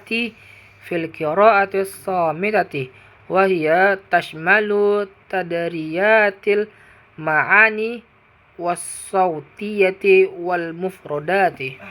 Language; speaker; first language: Arabic; non-native, learner; Indonesian